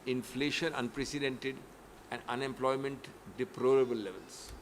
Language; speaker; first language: English; non-native, local second language; Hindi